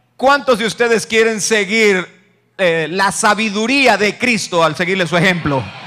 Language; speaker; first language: Spanish; native; Spanish